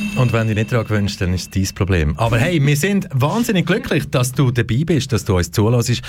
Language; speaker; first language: German; native; German